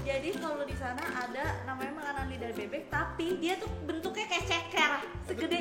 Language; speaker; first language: Indonesian; native; Indonesian